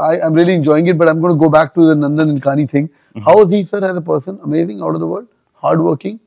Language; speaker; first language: English; non-native, local second language; Punjabi